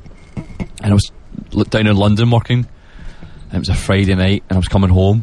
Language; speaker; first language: English; native; English